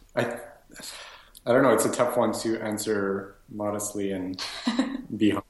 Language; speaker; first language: English; native; English